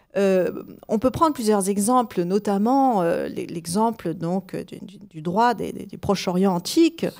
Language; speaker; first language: French; native; French